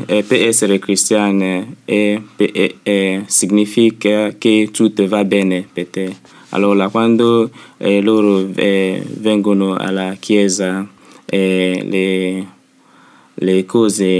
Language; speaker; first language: Italian; non-native, learner; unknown